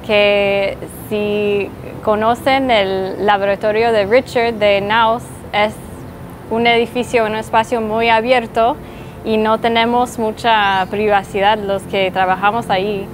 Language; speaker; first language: Spanish; non-native, fluent; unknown